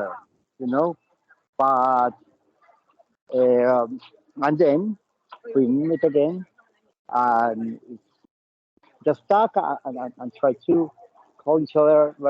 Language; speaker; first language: English; non-native, learner; Spanish